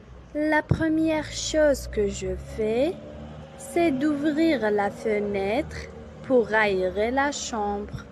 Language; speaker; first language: French; non-native, local second language; Arabic